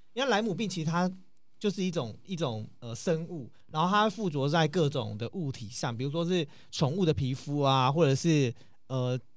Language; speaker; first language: Chinese; native; Chinese